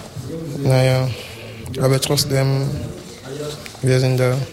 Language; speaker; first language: German; non-native, fluent; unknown